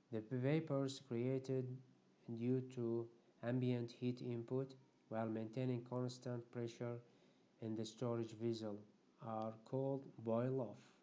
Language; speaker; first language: English; non-native, fluent; Arabic